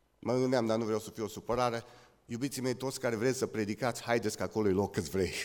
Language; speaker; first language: Romanian; native; Romanian